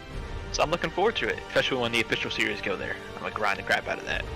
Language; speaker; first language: English; native; English